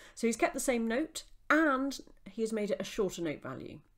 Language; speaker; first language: English; native; English